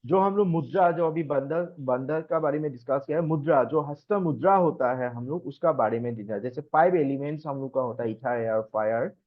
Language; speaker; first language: Hindi; non-native, local second language; Assamese